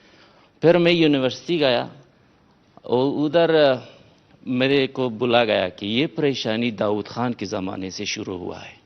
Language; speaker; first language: Hindi; non-native, fluent; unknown